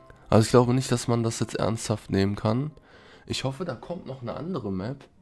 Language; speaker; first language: German; native; German